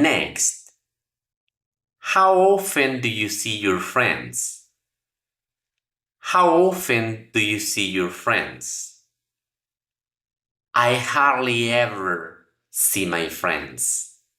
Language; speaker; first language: English; non-native, fluent; Spanish